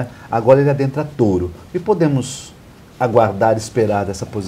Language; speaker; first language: Portuguese; native; Portuguese